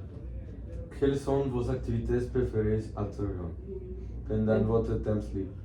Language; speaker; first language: French; non-native, learner; Spanish